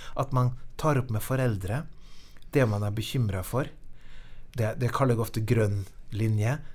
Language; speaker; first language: Norwegian; native; Norwegian